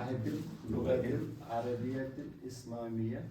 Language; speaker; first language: Arabic; non-native, learner; Kashmiri